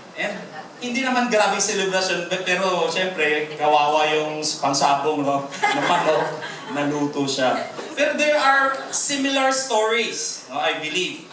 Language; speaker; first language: Filipino; non-native, local second language; Hiligaynon